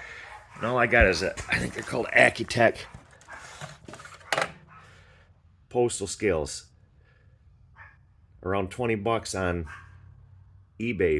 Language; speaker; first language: English; native; English